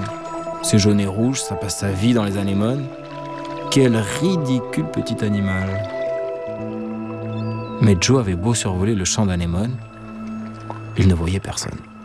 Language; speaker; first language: French; native; French